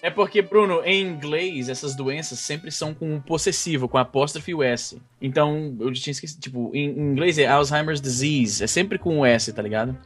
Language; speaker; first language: Portuguese; early bilingual, heritage; Portuguese